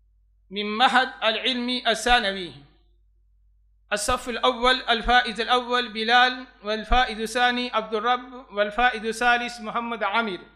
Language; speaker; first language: Arabic; non-native, fluent; Urdu